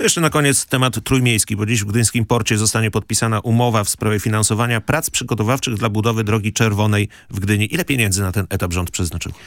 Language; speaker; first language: Polish; native; Polish